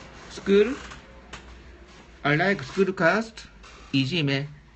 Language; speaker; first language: English; non-native, learner; Japanese